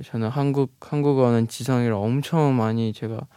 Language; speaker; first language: Korean; non-native, fluent; Chinese